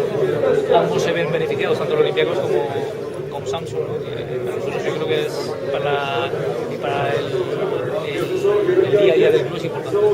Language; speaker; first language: Spanish; native; Spanish